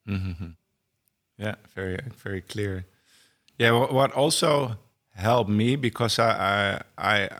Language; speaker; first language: English; non-native, fluent; Dutch